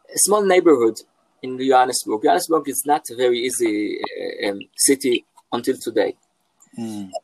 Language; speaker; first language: English; non-native, fluent; Hebrew